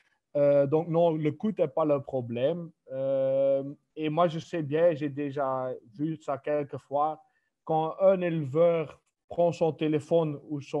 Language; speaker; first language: French; non-native, local second language; Dutch